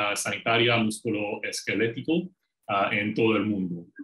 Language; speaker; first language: Spanish; non-native, learner; English